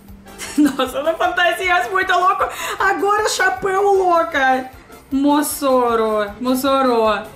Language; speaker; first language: Portuguese; non-native, learner; Russian